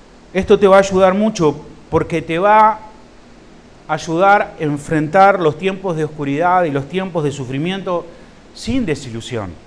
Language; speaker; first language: Spanish; native; Spanish